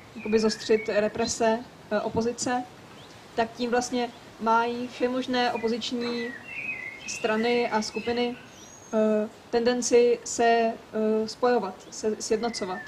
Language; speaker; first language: Czech; native; Czech